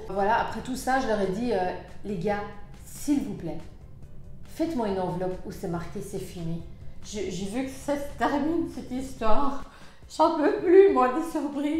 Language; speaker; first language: French; native; French